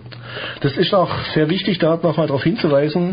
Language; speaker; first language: German; native; German